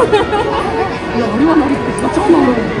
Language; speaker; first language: Japanese; native; Japanese